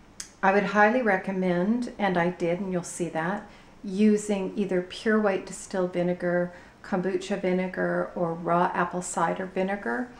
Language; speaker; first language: English; native; English